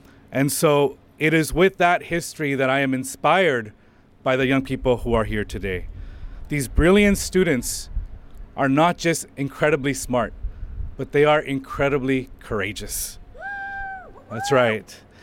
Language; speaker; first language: English; early bilingual, other home language; Spanish